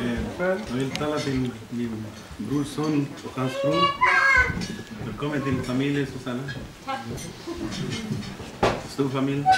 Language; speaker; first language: Swedish; non-native, learner; Spanish